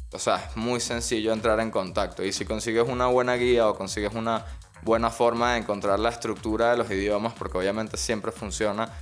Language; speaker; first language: Spanish; native; Spanish